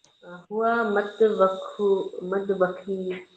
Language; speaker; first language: Arabic; non-native, learner; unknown